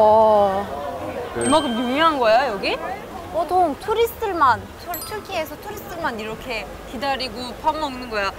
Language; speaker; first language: Korean; non-native, learner; Turkish